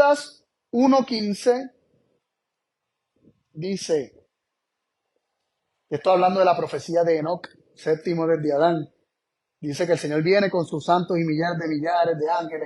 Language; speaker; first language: Spanish; native; Spanish